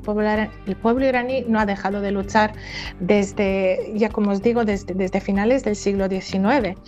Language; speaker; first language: Spanish; native; Spanish